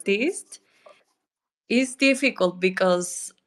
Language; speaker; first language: English; non-native, learner; Spanish